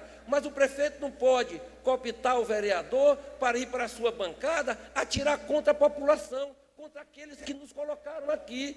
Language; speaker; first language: Portuguese; native; Portuguese